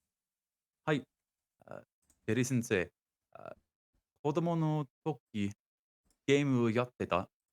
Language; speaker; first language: Japanese; non-native, learner; English